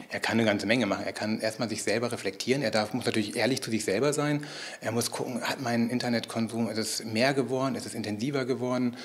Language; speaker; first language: German; native; German